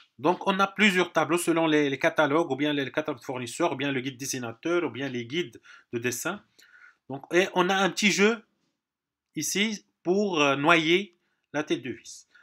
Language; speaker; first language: French; non-native, local second language; Arabic